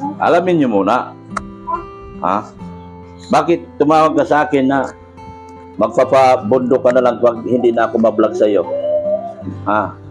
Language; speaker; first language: Filipino; non-native, local second language; Cebuano